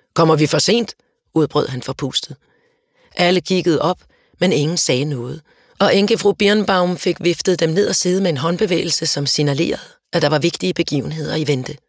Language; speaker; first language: Danish; native; Danish